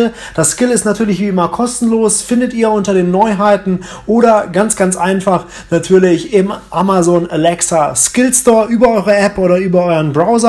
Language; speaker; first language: German; native; German